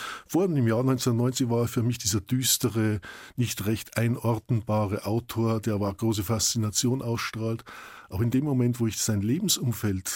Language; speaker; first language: German; native; German